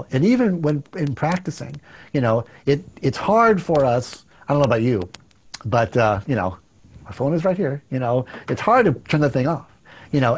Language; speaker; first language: English; native; English